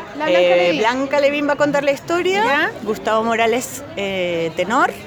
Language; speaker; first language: Spanish; native; Spanish